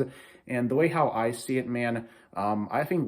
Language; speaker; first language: English; native; English